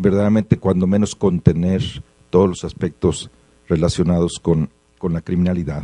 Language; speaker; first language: Spanish; native; Spanish